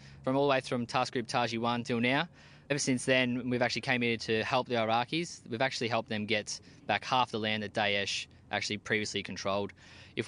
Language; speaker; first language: English; native; English